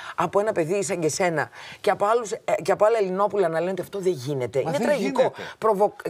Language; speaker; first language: Greek; native; Greek